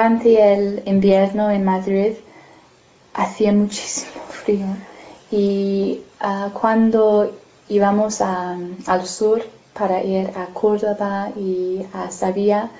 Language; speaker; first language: Spanish; non-native, fluent; English